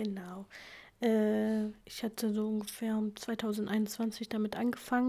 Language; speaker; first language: German; non-native, fluent; Kurdish